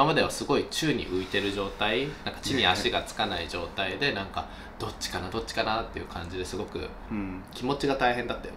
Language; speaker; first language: Japanese; native; Japanese